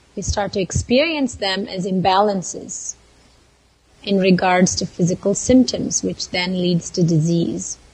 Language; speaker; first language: English; non-native, local second language; Kannada